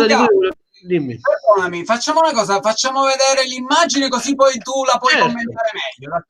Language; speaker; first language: Italian; native; Italian